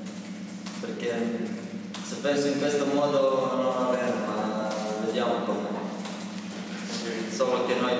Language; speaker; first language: Italian; non-native, learner; Croatian